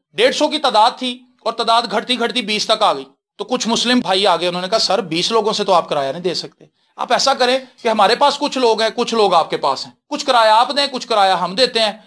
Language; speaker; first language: Urdu; non-native, local second language; Punjabi